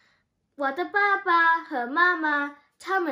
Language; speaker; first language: Chinese; early bilingual, heritage; Chinese